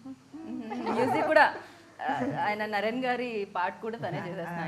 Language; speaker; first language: Telugu; native; Telugu